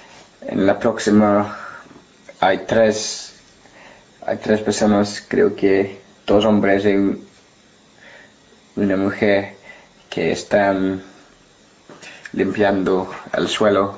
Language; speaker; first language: Spanish; non-native, learner; English